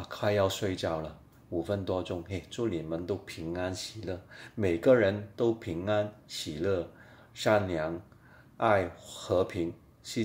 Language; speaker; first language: Chinese; non-native, fluent; Cantonese